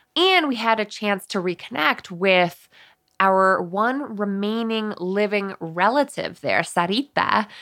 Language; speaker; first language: English; early bilingual, other home language; Spanish